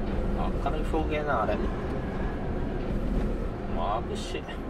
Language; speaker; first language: Japanese; native; Japanese